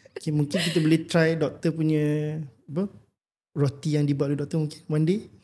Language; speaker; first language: Malay; native; Malay